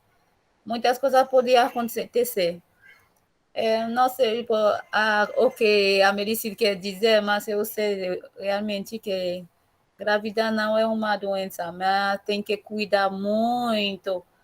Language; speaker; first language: Portuguese; non-native, learner; Haitian Creole